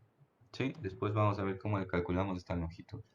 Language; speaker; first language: Spanish; native; Spanish